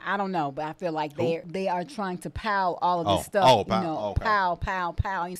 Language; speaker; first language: English; native; English